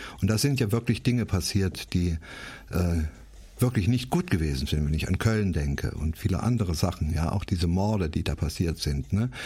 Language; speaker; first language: German; native; German